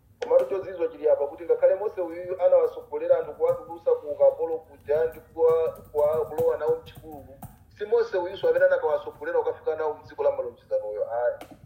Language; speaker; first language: Nyanja; non-native, local second language; Tumbuka